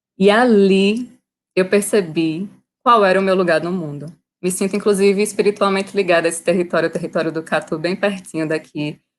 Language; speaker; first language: Portuguese; native; Portuguese